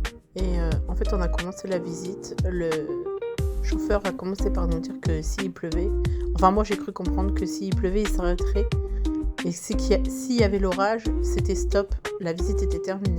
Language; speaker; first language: French; native; French